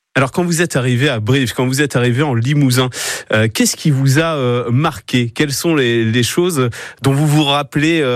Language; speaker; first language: French; native; French